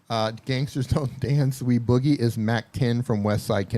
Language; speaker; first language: English; native; English